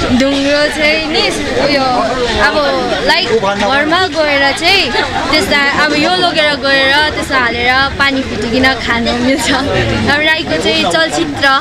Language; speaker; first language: Nepali; native; Nepali